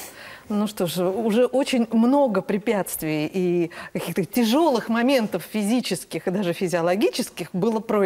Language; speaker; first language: Russian; native; Russian